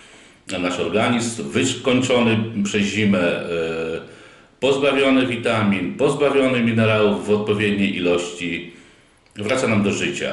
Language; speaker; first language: Polish; native; Polish